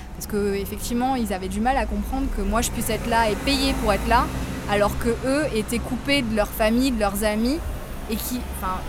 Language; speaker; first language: French; native; French